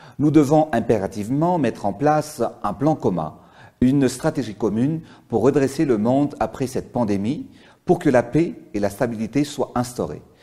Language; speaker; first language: French; non-native, local second language; Malagasy